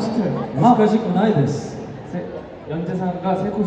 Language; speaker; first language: Japanese; non-native, learner; Korean